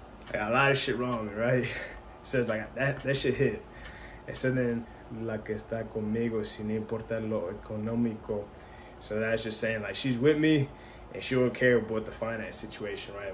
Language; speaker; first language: English; early bilingual, other home language; Spanish